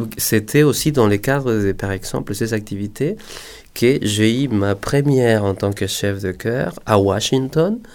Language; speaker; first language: French; non-native, fluent; Spanish